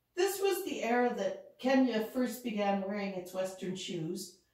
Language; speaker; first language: English; native; English